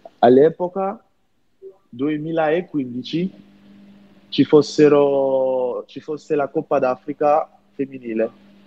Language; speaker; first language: Italian; non-native, fluent; French